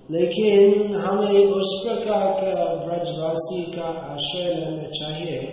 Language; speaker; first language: Hindi; non-native, fluent; English